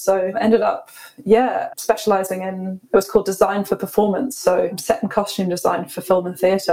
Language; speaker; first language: English; native; English